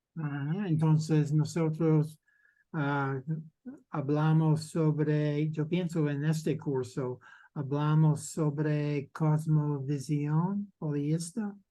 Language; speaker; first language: Spanish; non-native, learner; English